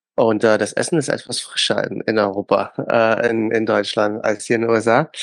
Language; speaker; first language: German; non-native, fluent; English